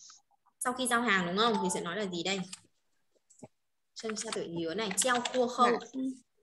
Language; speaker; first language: Vietnamese; native; Vietnamese